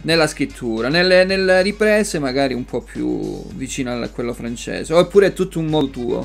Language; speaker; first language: Italian; native; Italian